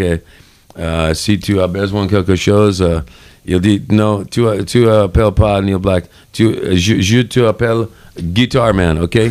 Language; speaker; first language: French; non-native, learner; English